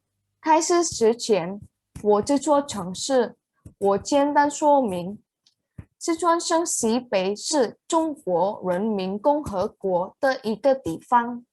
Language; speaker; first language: Chinese; non-native, learner; Indonesian